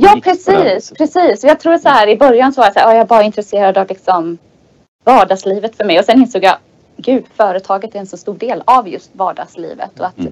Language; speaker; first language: Swedish; native; Swedish